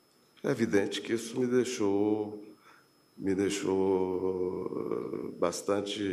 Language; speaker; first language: Portuguese; native; Portuguese